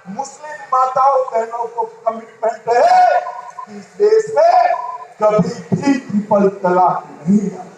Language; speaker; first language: Hindi; non-native, local second language; Gujarati